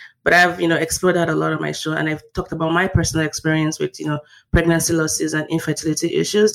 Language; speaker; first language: English; non-native, local second language; Yoruba